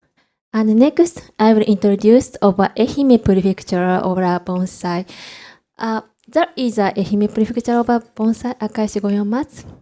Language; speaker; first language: English; non-native, learner; Japanese